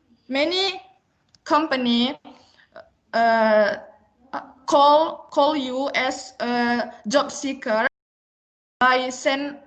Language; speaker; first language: English; non-native, learner; Indonesian